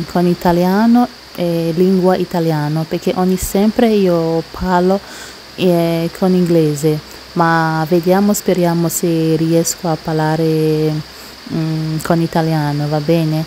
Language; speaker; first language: Italian; non-native, learner; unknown